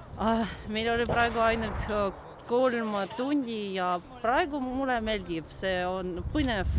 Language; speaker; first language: Estonian; non-native, local second language; Russian